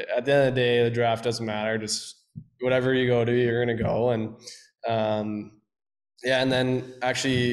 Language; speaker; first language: English; native; English